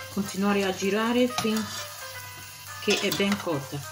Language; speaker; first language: Italian; non-native, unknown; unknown